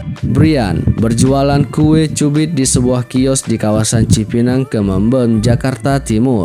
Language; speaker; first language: Indonesian; native; Indonesian